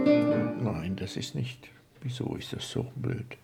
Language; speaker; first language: German; non-native, fluent; Hungarian